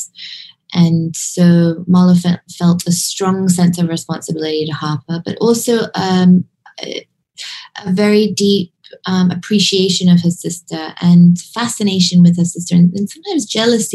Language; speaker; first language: English; native; English